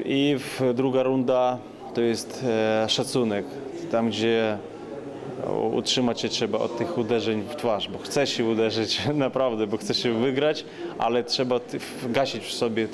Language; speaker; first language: Polish; non-native, learner; Ukrainian